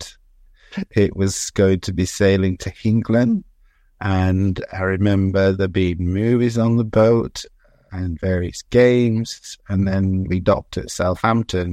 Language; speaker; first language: English; early bilingual, other home language; Jamaican Creole English